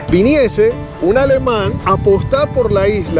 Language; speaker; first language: Spanish; native; Spanish